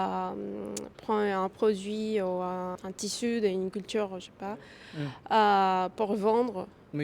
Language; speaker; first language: French; non-native, fluent; Spanish